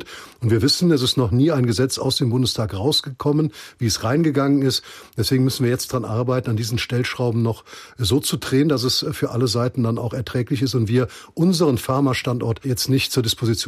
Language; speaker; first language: German; native; German